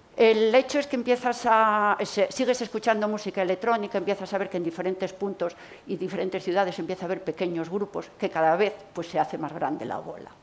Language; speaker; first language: Spanish; native; Spanish